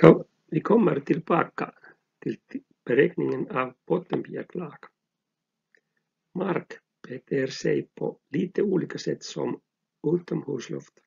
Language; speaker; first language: Swedish; non-native, local second language; Finnish